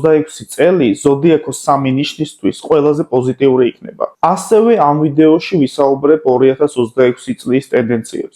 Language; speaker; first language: Georgian; native; Georgian